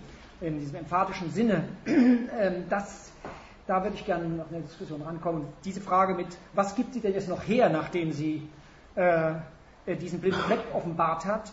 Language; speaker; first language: German; native; German